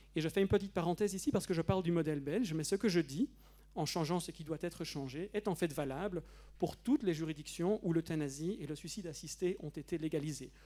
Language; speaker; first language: French; native; French